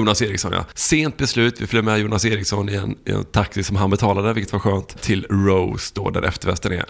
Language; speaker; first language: Swedish; native; Swedish